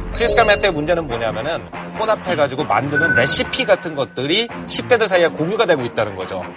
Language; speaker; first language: Korean; non-native, fluent; Spanish